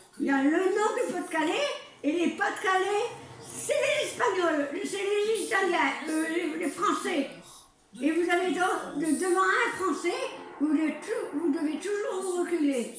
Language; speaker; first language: French; early bilingual, other home language; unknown